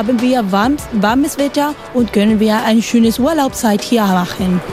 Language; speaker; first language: German; non-native, learner; Spanish